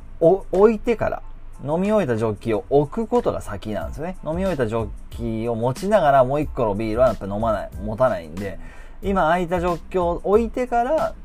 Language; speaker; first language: Japanese; native; Japanese